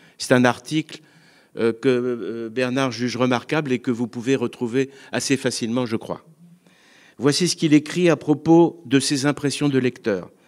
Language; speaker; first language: French; native; French